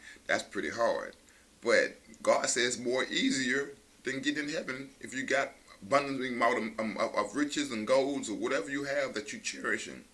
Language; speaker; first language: English; native; English